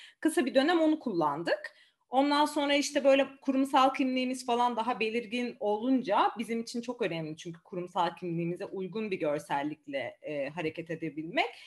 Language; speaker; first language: Turkish; native; Turkish